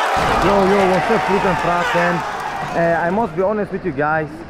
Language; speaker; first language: English; non-native, fluent; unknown